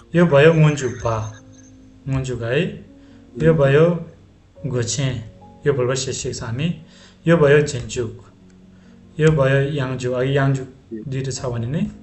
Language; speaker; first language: Nepali; non-native, local second language; Tibetan